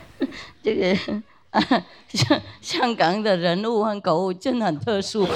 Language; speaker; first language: Chinese; non-native, fluent; Vietnamese